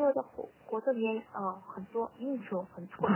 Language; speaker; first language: Chinese; non-native, learner; Korean